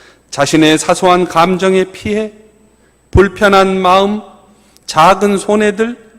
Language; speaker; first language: Korean; native; Korean